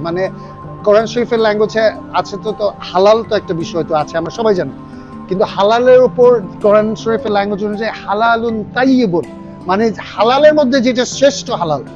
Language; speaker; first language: Bangla; early bilingual, other home language; English